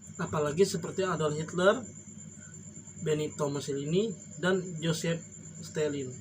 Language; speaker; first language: Indonesian; non-native, local second language; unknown